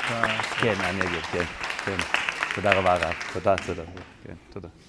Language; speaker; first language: Hebrew; non-native, fluent; English